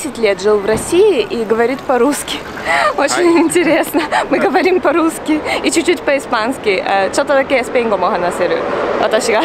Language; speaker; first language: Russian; non-native, fluent; Japanese